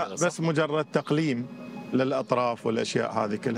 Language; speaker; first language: Arabic; native; Arabic